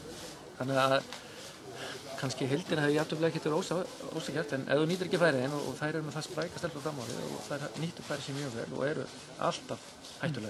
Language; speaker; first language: Icelandic; native; Icelandic